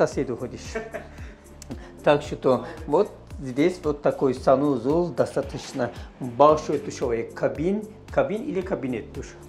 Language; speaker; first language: Russian; non-native, fluent; Turkish